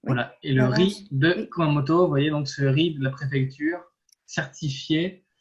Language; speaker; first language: French; native; French